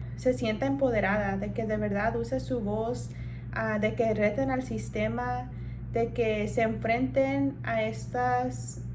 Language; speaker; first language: Spanish; early bilingual, heritage; Spanish